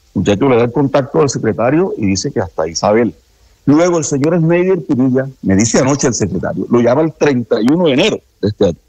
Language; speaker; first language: Spanish; native; Spanish